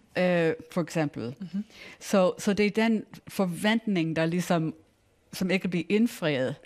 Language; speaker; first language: Danish; non-native, fluent; English